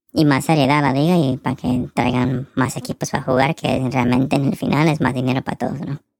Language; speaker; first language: Spanish; early bilingual, heritage; Spanish